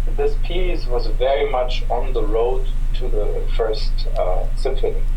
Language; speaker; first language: English; non-native, fluent; German